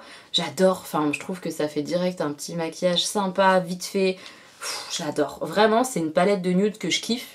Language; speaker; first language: French; native; French